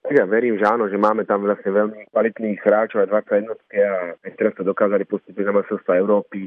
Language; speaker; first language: Slovak; native; Slovak